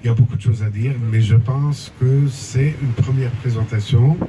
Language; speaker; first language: French; non-native, local second language; Arabic